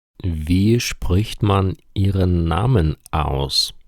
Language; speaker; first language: German; non-native, fluent; Ukrainian